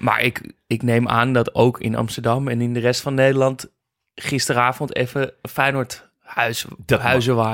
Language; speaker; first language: Dutch; native; Dutch